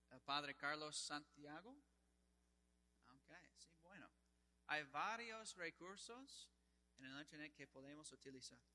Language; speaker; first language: Spanish; non-native, fluent; English